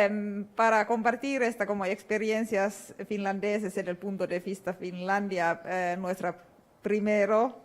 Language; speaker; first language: Spanish; non-native, fluent; Finnish